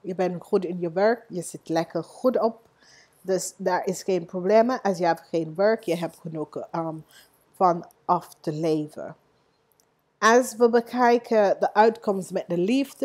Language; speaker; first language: Dutch; non-native, learner; English